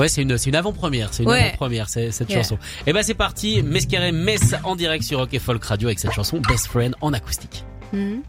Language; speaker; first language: French; native; French